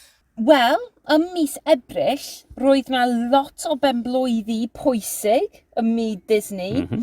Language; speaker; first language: Welsh; non-native, learner; English